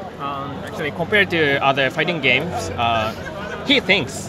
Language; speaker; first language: English; non-native, fluent; Japanese